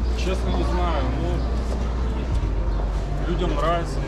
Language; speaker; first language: Russian; native; Russian